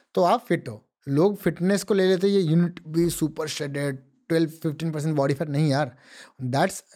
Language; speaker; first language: Hindi; non-native, local second language; Odia